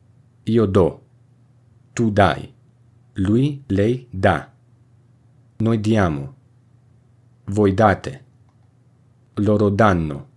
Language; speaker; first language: Italian; non-native, fluent; English